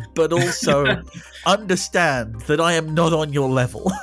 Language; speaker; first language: English; native; English